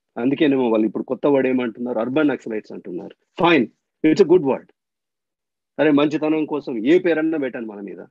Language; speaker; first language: Telugu; native; Telugu